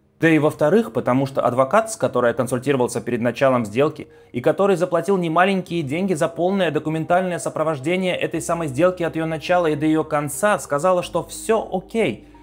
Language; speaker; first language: Russian; native; Russian